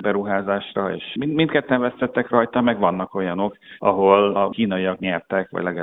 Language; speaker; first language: Hungarian; native; Hungarian